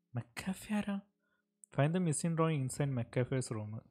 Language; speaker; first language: English; non-native, local second language; Malayalam